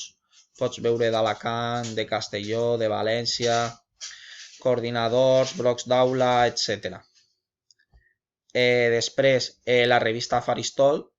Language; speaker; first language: Catalan; non-native, local second language; Spanish